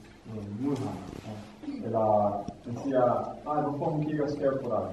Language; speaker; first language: Danish; non-native, fluent; Vietnamese